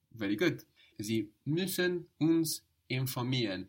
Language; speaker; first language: German; non-native, fluent; English